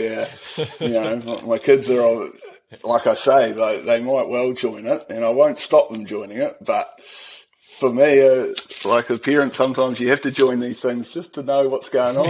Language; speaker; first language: English; native; English